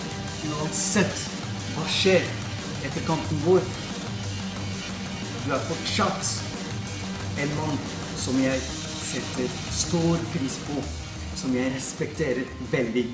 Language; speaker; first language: Norwegian; non-native, fluent; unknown